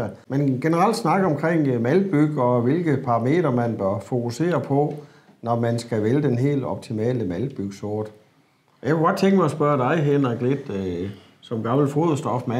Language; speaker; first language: Danish; native; Danish